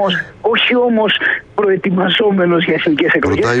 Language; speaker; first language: Greek; native; Greek